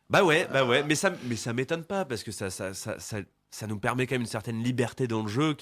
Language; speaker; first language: French; native; French